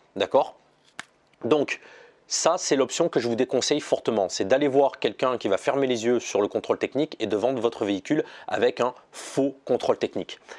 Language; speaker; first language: French; native; French